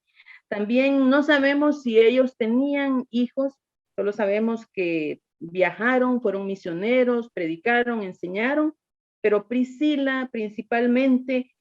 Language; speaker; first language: Spanish; native; Spanish